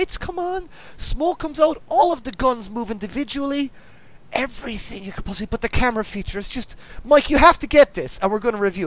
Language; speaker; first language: English; native; English